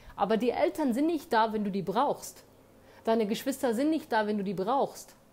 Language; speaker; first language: German; early bilingual, other home language; Somali